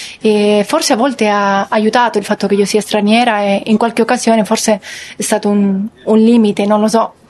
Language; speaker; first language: Italian; non-native, fluent; Spanish